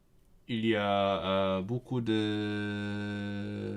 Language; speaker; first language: French; non-native, fluent; Cantonese